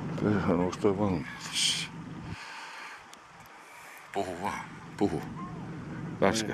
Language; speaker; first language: Finnish; non-native, fluent; Turkish